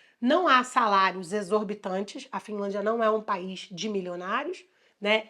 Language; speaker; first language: Portuguese; native; Portuguese